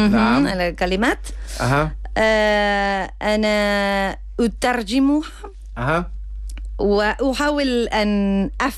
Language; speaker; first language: Arabic; non-native, learner; Spanish